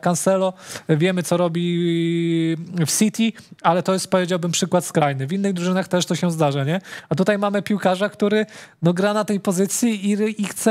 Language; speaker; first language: Polish; native; Polish